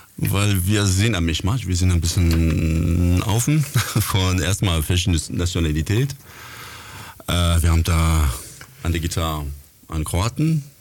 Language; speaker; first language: German; non-native, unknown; French